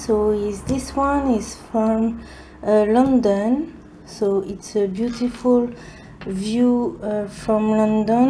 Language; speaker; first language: English; non-native, learner; French